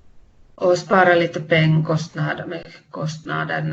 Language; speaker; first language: Swedish; non-native, fluent; Finnish